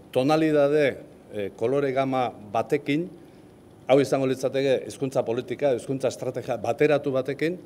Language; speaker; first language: Basque; native; Basque